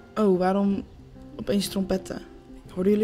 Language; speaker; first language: Dutch; native; Dutch